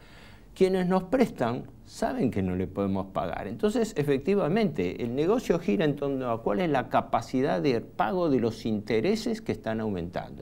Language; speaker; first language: Spanish; native; Spanish